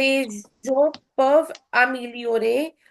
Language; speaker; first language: French; non-native, learner; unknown